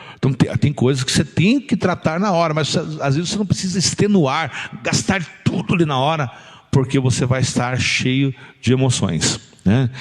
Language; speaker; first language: Portuguese; native; Portuguese